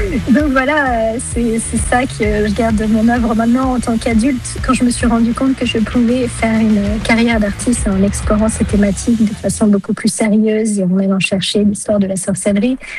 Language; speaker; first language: French; early bilingual, other home language; Spanish